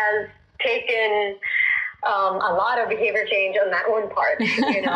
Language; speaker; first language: English; non-native, local second language; Punjabi